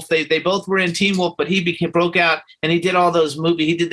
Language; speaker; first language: English; native; English